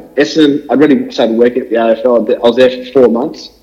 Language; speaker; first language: English; native; English